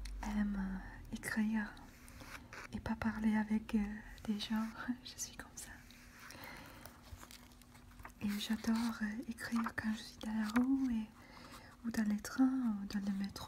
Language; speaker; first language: French; non-native, fluent; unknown